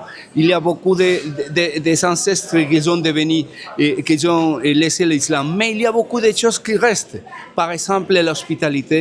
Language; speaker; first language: French; non-native, fluent; Spanish